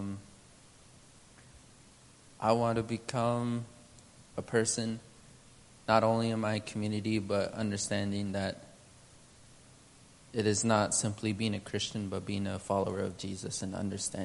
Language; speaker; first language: English; early bilingual, other home language; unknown